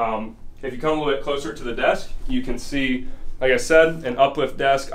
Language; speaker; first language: English; native; English